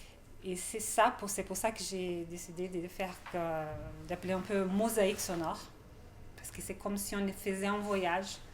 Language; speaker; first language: French; non-native, fluent; Portuguese